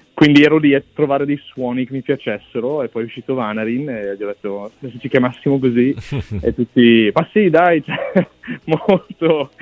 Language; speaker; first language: Italian; early bilingual, other home language; English